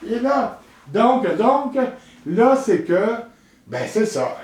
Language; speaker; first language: French; native; French